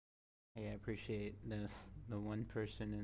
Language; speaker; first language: English; native; English